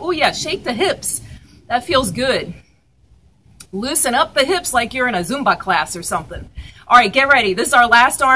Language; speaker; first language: English; native; English